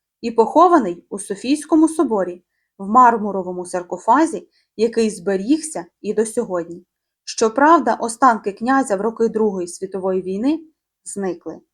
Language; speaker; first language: Ukrainian; native; Ukrainian